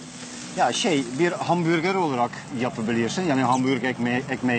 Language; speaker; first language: Turkish; non-native, learner; Dutch